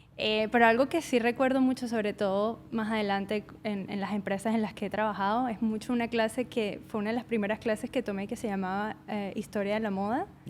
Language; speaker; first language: Spanish; native; Spanish